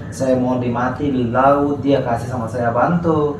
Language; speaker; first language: Indonesian; non-native, learner; Rohingya